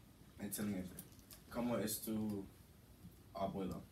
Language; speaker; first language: Spanish; non-native, learner; English